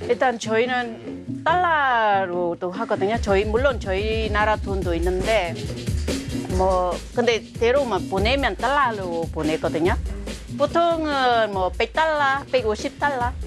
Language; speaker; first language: Korean; non-native, fluent; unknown